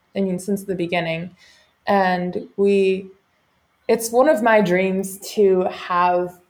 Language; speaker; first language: English; native; English